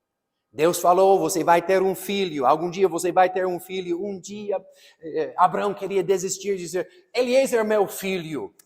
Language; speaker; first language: Portuguese; non-native, fluent; English